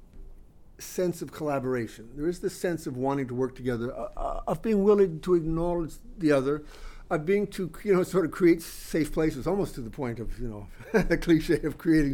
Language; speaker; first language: English; native; English